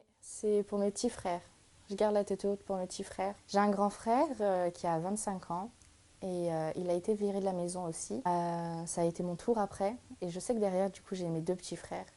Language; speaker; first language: French; native; French